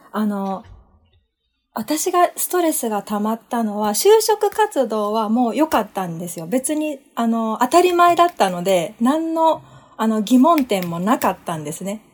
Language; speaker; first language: Japanese; native; Japanese